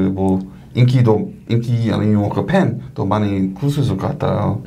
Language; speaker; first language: Korean; non-native, learner; English